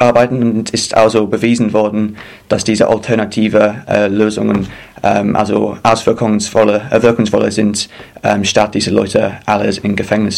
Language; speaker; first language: German; non-native, fluent; English